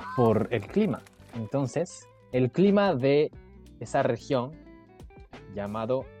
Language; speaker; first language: Spanish; non-native, fluent; Japanese